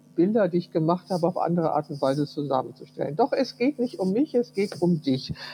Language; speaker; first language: German; early bilingual, heritage; Russian